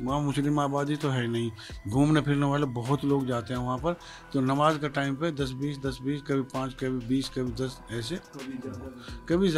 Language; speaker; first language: Hindi; native; Hindi